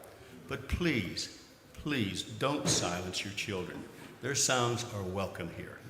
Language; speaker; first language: English; native; English